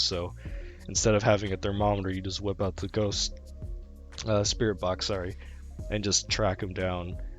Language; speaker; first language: English; native; English